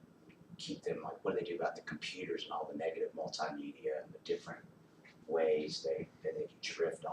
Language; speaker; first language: English; native; English